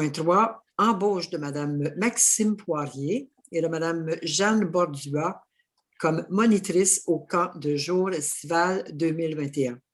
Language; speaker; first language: French; native; French